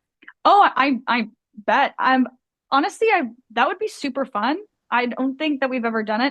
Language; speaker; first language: English; native; English